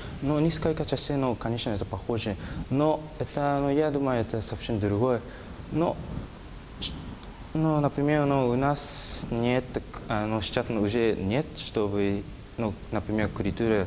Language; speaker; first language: Russian; non-native, learner; Japanese